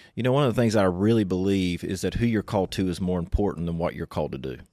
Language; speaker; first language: English; native; English